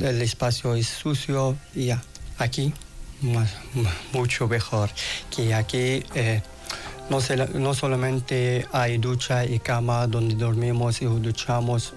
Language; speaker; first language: Spanish; non-native, learner; Arabic